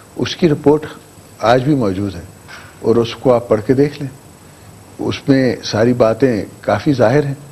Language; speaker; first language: Urdu; non-native, local second language; English